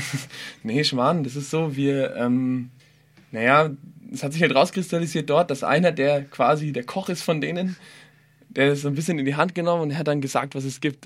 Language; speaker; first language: German; native; German